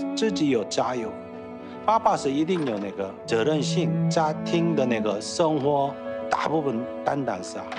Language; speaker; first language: Chinese; non-native, learner; Korean